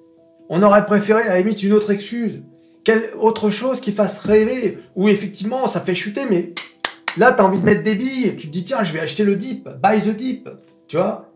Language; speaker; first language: French; native; French